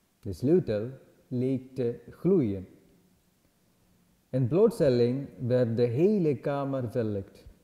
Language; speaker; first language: Dutch; non-native, learner; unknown